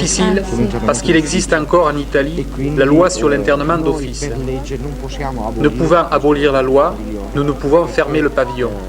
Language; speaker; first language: French; native; French